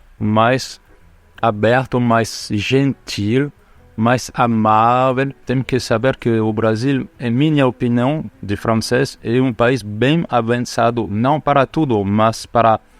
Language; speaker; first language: Portuguese; non-native, fluent; French